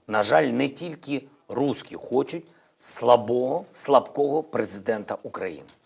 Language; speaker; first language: Ukrainian; non-native, local second language; Russian